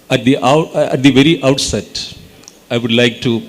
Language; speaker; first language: English; non-native, local second language; Malayalam